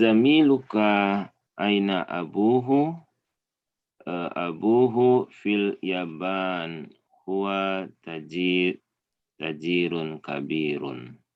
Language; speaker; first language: Arabic; non-native, learner; Indonesian